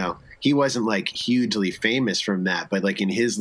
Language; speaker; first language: English; native; English